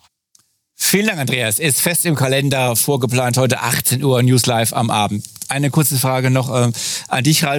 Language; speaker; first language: German; native; German